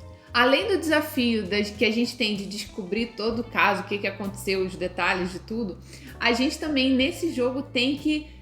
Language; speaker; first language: Portuguese; native; Portuguese